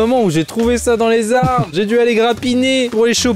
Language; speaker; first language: French; native; French